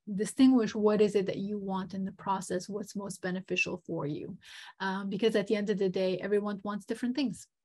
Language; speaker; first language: English; non-native, fluent; Serbian